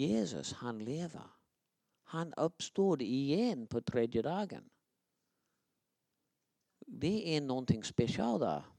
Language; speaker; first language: Swedish; non-native, fluent; English